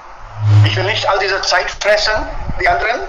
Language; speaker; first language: German; non-native, fluent; Hindi